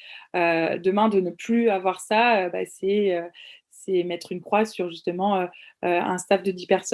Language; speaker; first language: French; native; French